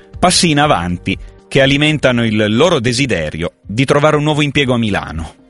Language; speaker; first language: Italian; native; Italian